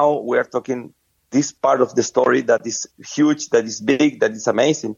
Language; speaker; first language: English; non-native, fluent; Spanish